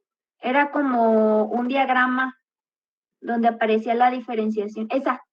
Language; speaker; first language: Spanish; native; Spanish